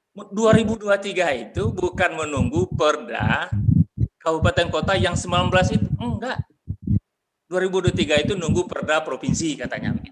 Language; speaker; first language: Indonesian; non-native, local second language; Minangkabau